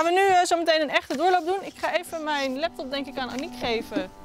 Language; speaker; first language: Dutch; native; Dutch